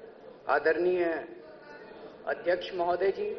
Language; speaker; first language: Hindi; native; Hindi